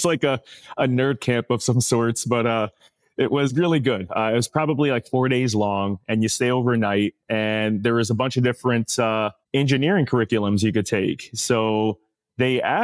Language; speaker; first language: English; native; English